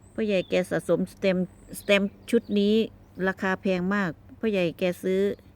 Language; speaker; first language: Thai; native; Thai